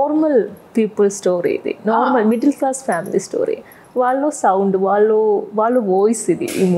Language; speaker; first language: Telugu; non-native, fluent; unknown